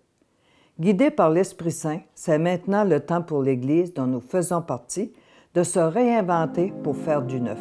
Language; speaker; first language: French; native; French